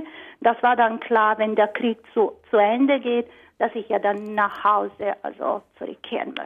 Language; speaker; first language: German; non-native, fluent; Croatian